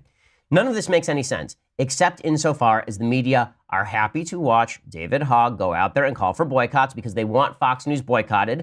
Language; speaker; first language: English; native; English